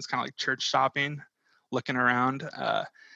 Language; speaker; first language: English; native; English